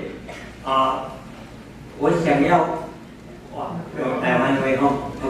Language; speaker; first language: Chinese; non-native, local second language; Min Nan Chinese